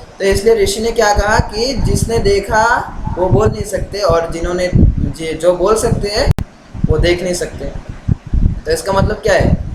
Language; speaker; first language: Hindi; non-native, local second language; Bangla